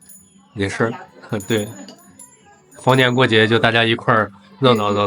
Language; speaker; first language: Chinese; native; Chinese